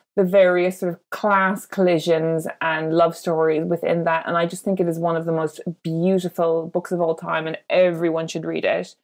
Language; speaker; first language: English; native; English